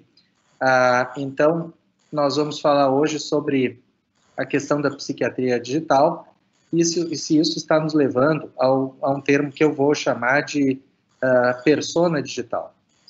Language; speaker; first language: Portuguese; native; Portuguese